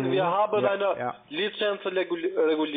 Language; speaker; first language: German; non-native, learner; Italian